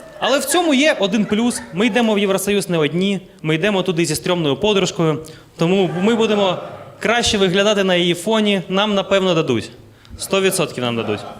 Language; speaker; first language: Ukrainian; non-native, local second language; Russian